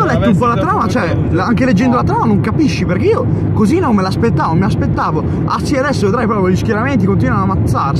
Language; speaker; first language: Italian; native; Italian